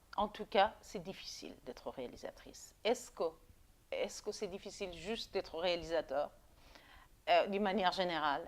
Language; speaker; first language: French; non-native, fluent; Persian